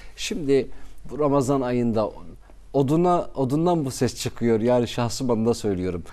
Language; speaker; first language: Turkish; non-native, local second language; Kurdish